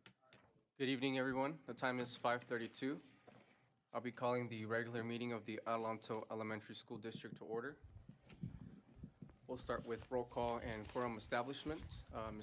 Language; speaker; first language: English; native; English